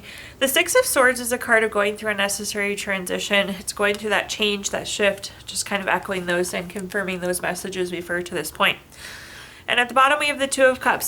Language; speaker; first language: English; native; English